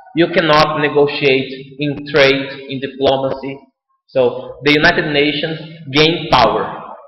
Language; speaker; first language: English; non-native, fluent; Portuguese